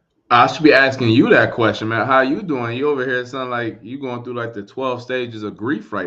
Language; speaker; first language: English; native; English